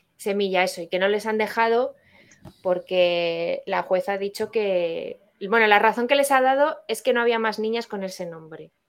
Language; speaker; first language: Spanish; native; Spanish